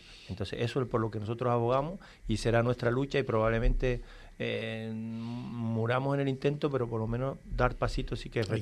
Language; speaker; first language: Spanish; native; Spanish